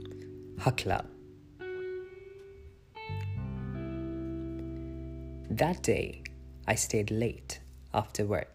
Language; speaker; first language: English; non-native, local second language; Hindi